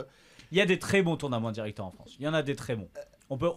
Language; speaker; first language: French; native; French